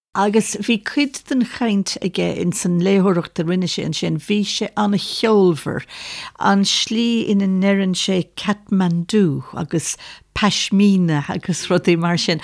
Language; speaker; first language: Irish; native; Irish